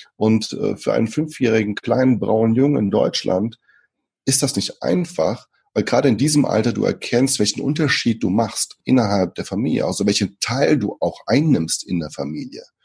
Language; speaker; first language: German; early bilingual, other home language; Portuguese